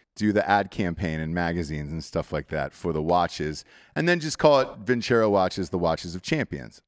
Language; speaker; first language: English; native; English